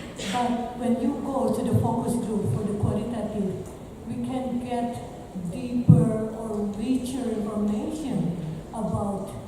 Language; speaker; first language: English; non-native, fluent; Indonesian